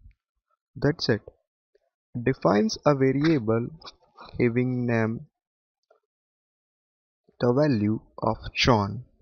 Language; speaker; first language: English; non-native, local second language; Gujarati